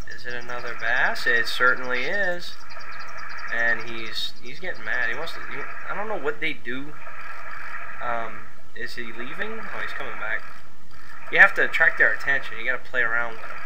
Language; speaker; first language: English; native; English